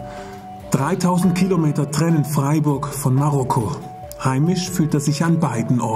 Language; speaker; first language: German; native; German